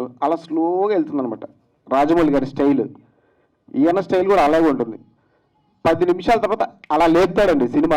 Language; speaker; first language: Telugu; native; Telugu